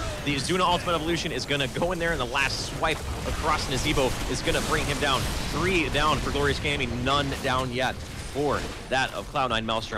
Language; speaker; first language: English; native; English